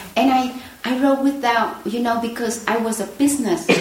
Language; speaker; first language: English; non-native, fluent; Vietnamese